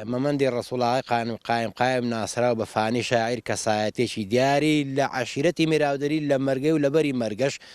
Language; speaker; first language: Central Kurdish; native; Central Kurdish